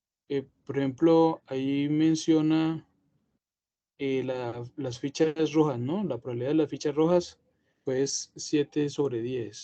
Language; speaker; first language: Spanish; native; Spanish